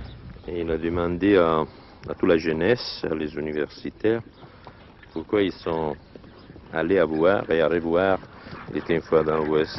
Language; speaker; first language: French; non-native, learner; Italian